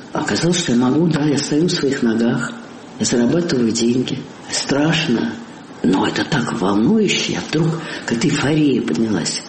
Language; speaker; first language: Russian; native; Russian